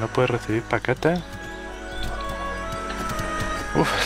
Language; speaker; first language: Spanish; native; Spanish